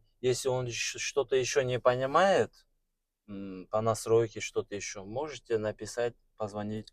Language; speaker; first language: Russian; non-native, learner; Kyrgyz